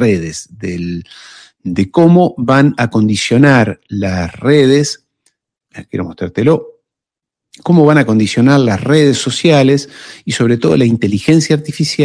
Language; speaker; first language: Spanish; native; Spanish